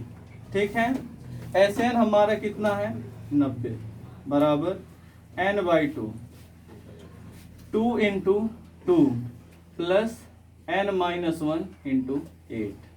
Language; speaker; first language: Hindi; native; Hindi